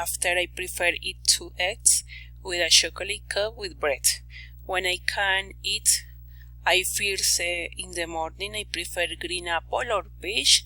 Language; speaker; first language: English; non-native, learner; Spanish